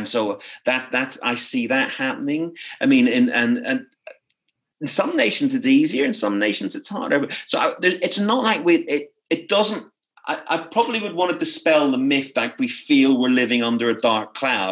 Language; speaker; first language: English; native; English